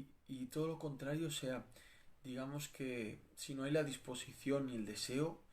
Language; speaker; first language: Spanish; native; Spanish